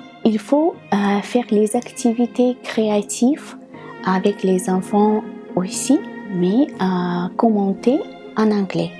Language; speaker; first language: French; non-native, fluent; Russian